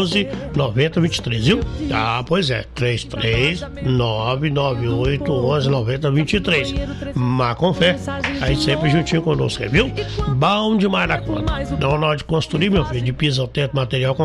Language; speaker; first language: Portuguese; native; Portuguese